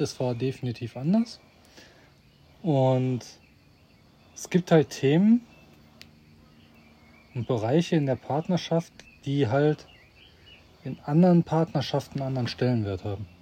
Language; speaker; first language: German; native; German